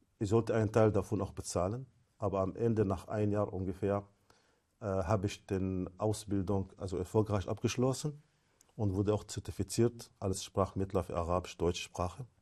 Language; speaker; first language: German; non-native, fluent; Arabic